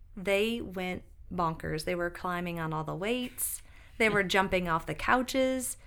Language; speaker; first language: English; native; English